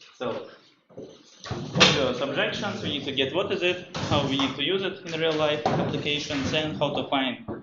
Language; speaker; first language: English; non-native, fluent; Russian